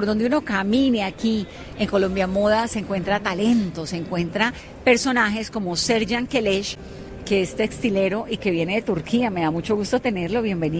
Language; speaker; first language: Spanish; native; Spanish